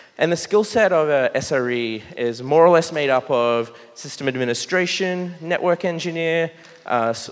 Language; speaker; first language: English; native; English